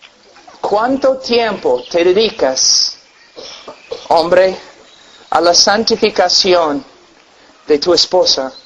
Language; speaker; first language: Spanish; non-native, fluent; English